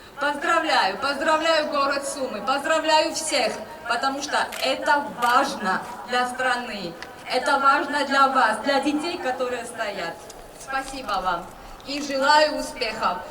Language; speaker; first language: Russian; non-native, fluent; Georgian